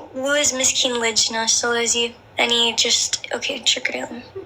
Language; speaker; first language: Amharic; early bilingual, heritage; Amharic